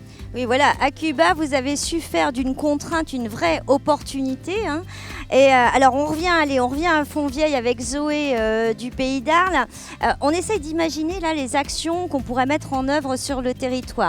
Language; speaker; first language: French; native; French